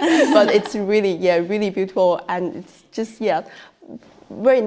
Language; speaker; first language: English; non-native, fluent; Chinese